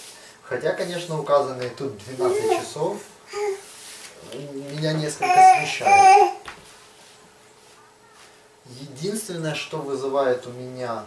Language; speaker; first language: Russian; native; Russian